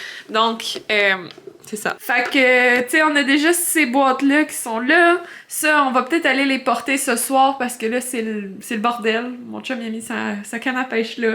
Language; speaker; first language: French; native; French